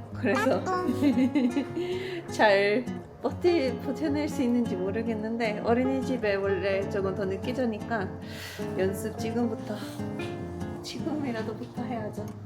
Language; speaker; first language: Korean; non-native, fluent; Swedish